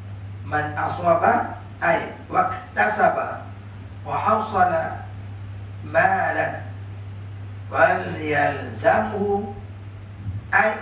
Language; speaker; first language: Arabic; non-native, fluent; Malay